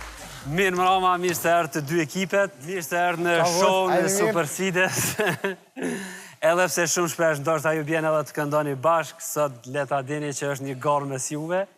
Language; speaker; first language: Albanian; native; Albanian